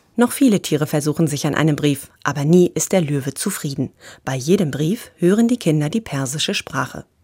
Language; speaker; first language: German; native; German